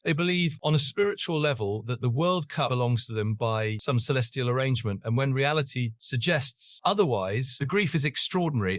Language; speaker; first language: English; native; English